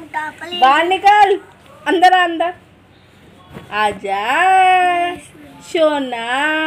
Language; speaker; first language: Hindi; native; Hindi